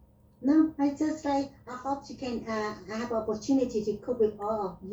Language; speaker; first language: English; non-native, learner; Vietnamese